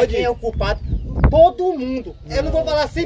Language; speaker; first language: Portuguese; native; Portuguese